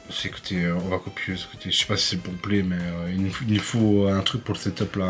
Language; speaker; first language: French; native; French